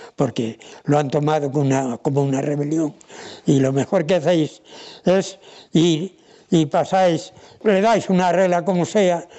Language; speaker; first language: Spanish; non-native, local second language; Galician